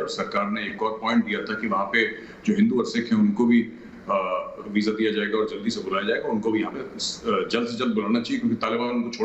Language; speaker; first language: Hindi; native; Hindi